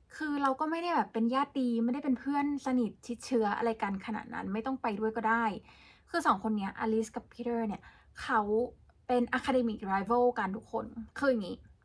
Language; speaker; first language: Thai; native; Thai